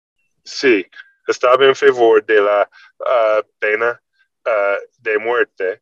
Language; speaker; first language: Spanish; non-native, learner; English